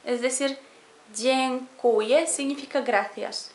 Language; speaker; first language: Spanish; non-native, fluent; Polish